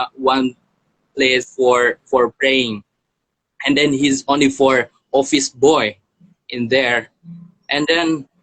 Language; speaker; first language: English; non-native, learner; Indonesian